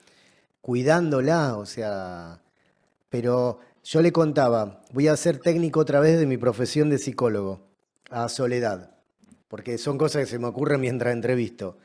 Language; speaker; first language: Spanish; native; Spanish